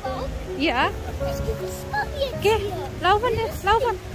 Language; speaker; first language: German; non-native, learner; Indonesian